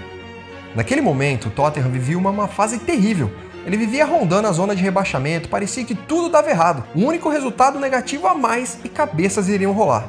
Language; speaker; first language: Portuguese; native; Portuguese